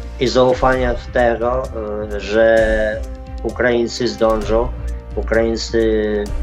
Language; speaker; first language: Polish; non-native, fluent; Ukrainian